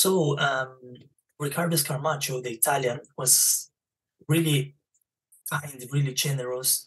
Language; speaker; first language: English; non-native, learner; Portuguese